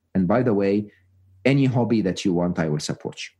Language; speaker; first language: English; non-native, fluent; Arabic